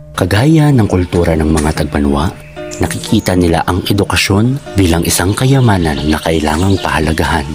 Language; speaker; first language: Filipino; native; Filipino